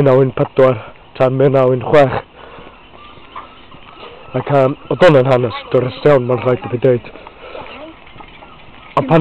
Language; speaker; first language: Welsh; non-native, learner; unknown